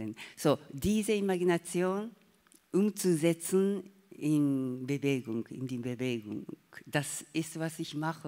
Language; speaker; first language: German; non-native, learner; Japanese